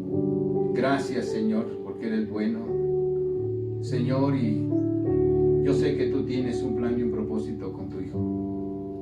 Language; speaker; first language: Spanish; native; Spanish